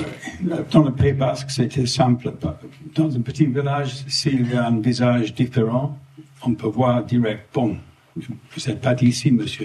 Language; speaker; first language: French; non-native, fluent; English